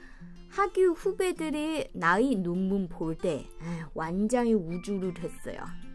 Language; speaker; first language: Korean; non-native, fluent; Chinese